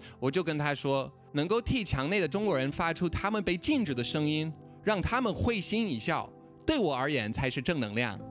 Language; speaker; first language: Chinese; non-native, fluent; English